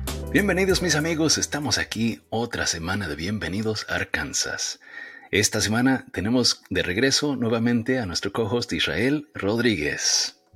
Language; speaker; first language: Spanish; early bilingual, heritage; Spanish